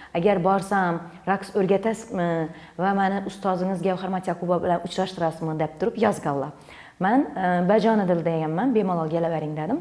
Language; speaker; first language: Uzbek; native; Uzbek